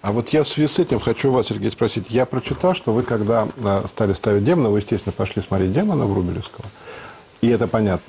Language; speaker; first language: Russian; native; Russian